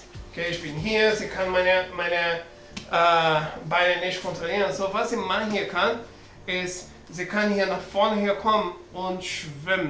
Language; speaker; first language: German; non-native, learner; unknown